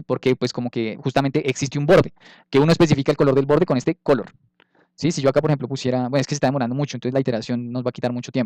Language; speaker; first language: Spanish; native; Spanish